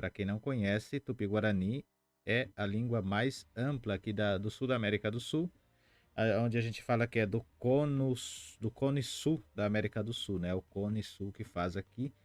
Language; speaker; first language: Portuguese; non-native, fluent; Guarani